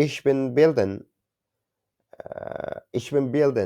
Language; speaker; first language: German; non-native, learner; Turkish